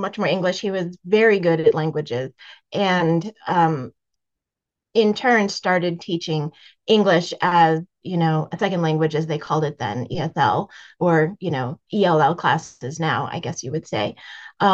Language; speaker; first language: English; native; English